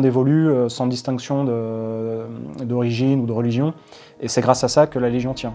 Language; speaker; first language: French; native; French